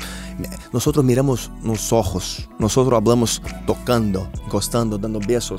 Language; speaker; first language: Spanish; non-native, fluent; Portuguese